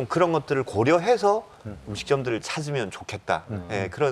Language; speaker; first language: Korean; native; Korean